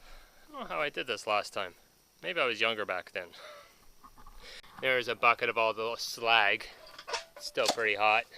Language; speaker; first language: English; native; English